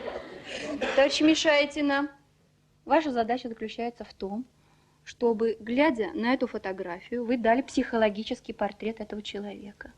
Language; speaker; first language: Russian; native; Russian